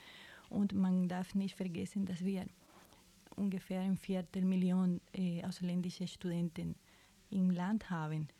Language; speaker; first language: German; non-native, fluent; Spanish